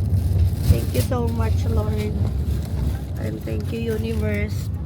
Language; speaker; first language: English; non-native, local second language; Filipino